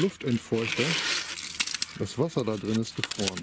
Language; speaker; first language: German; native; German